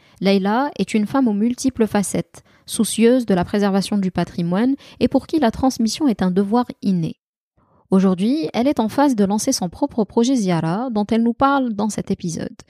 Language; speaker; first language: French; non-native, local second language; Arabic